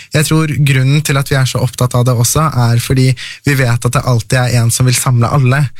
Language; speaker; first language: Norwegian; early bilingual, other home language; Persian